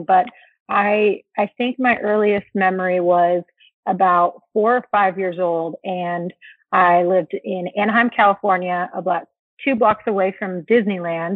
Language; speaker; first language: English; early bilingual, other home language; Spanish